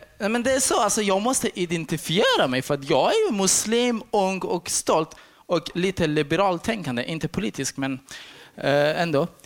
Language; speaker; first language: Swedish; non-native, fluent; Persian